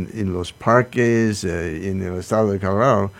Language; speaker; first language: Spanish; non-native, learner; English